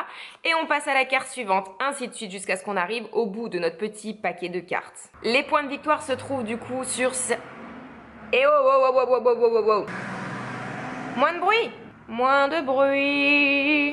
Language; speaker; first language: French; native; French